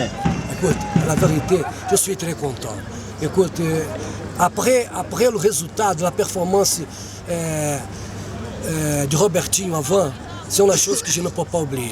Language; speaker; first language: French; non-native, fluent; Portuguese